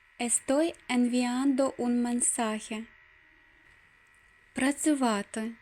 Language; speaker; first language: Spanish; non-native, fluent; Ukrainian